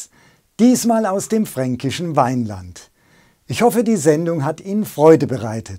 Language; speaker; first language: German; native; German